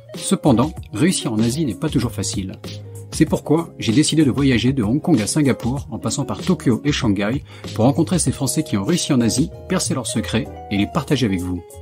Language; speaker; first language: French; native; French